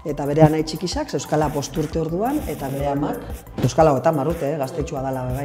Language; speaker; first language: Basque; native; Basque